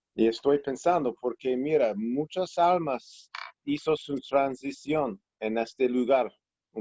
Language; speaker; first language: Spanish; non-native, learner; English